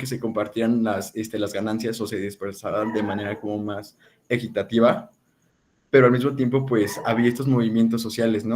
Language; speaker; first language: Spanish; native; Spanish